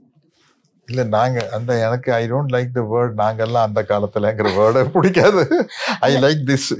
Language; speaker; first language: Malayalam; non-native, learner; Tamil